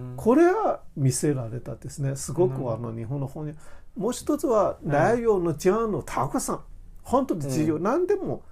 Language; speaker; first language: Japanese; non-native, fluent; Chinese